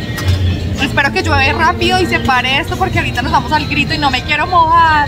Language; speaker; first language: Spanish; native; Spanish